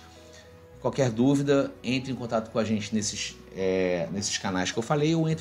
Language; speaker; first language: Portuguese; native; Portuguese